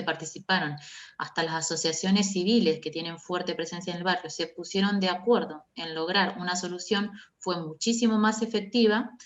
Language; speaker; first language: Spanish; native; Spanish